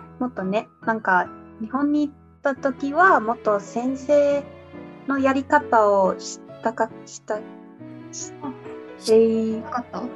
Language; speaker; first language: Japanese; non-native, fluent; English